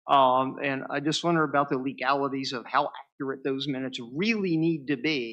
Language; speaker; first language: English; native; English